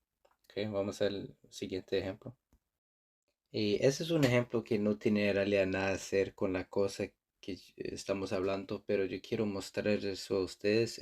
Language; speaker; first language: Spanish; non-native, fluent; Icelandic